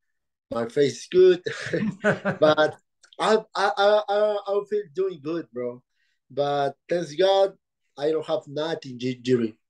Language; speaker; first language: English; non-native, learner; Spanish